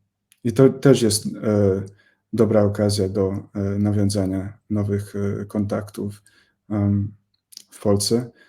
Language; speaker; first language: Polish; non-native, fluent; English